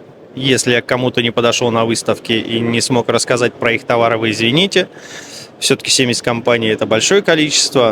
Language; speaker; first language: Russian; native; Russian